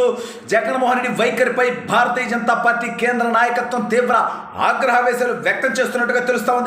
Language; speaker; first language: Telugu; native; Telugu